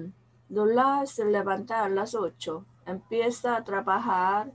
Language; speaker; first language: Spanish; non-native, learner; Korean